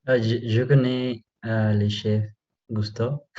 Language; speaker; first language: French; non-native, learner; Spanish